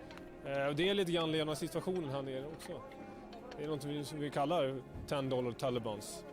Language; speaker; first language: Swedish; native; Swedish